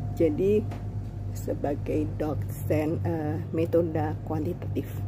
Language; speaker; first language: Indonesian; native; Indonesian